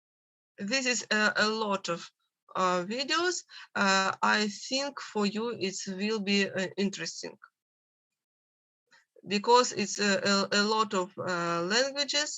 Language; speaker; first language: English; non-native, learner; Russian